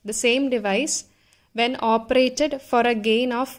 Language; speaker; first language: English; non-native, local second language; Malayalam